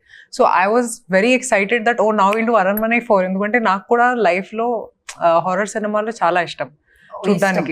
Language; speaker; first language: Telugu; non-native, fluent; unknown